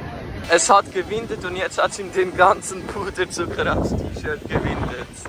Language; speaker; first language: German; native; German